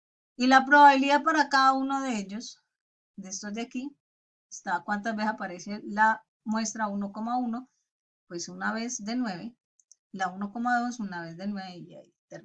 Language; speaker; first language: Spanish; native; Spanish